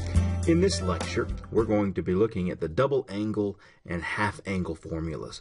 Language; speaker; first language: English; native; English